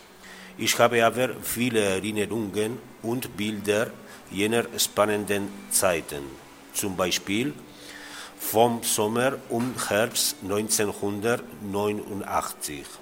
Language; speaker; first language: German; non-native, learner; Spanish